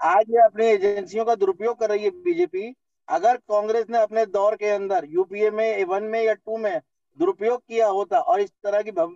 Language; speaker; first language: Hindi; native; Hindi